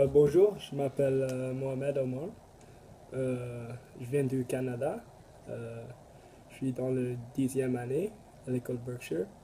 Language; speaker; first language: French; non-native, learner; English